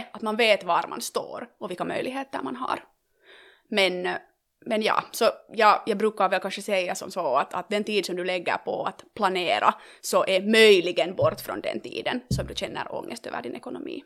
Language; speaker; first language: Swedish; native; Swedish